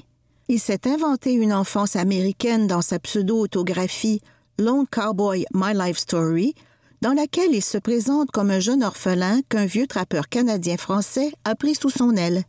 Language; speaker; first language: French; native; French